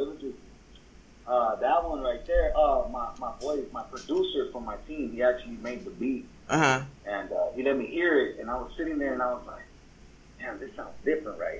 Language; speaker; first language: English; early bilingual, other home language; Spanish